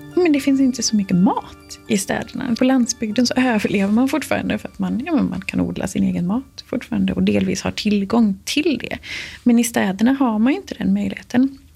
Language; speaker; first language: Swedish; native; Swedish